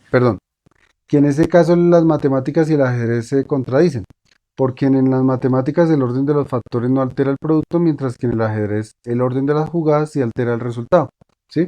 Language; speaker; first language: Spanish; native; Spanish